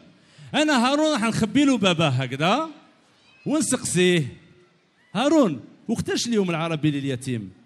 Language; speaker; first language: Arabic; native; Arabic